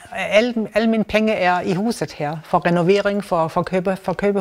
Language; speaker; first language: Danish; non-native, learner; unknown